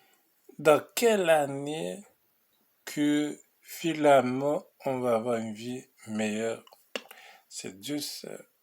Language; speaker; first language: French; non-native, local second language; Haitian Creole